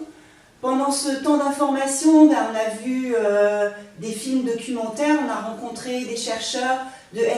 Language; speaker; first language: French; native; French